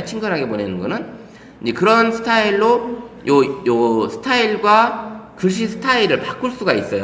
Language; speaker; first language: Korean; native; Korean